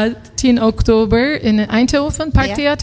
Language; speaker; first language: Dutch; non-native, fluent; Turkish